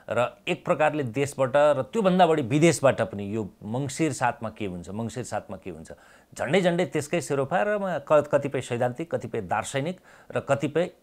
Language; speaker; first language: Nepali; native; Nepali